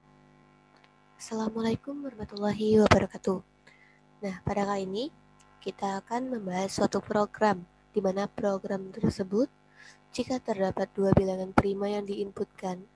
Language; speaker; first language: Indonesian; native; Indonesian